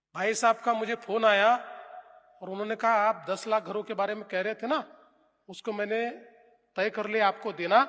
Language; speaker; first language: Hindi; non-native, local second language; Marathi